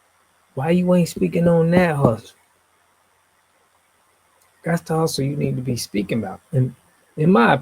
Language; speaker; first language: English; native; English